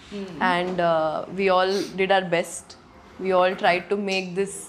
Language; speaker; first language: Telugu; non-native, local second language; Urdu